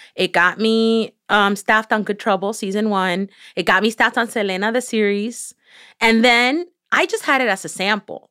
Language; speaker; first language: English; early bilingual, other home language; Spanish